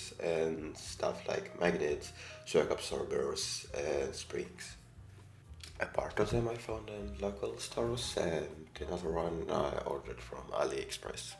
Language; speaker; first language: English; non-native, fluent; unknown